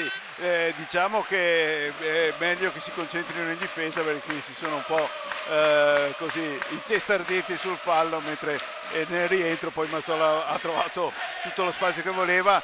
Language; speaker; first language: Italian; native; Italian